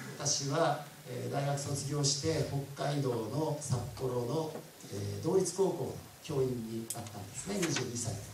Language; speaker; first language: Japanese; native; Japanese